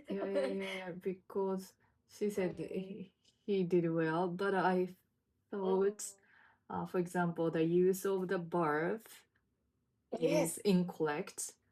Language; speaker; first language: English; non-native, learner; Japanese